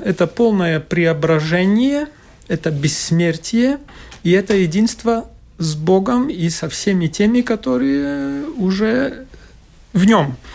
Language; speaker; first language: Russian; non-native, local second language; Latvian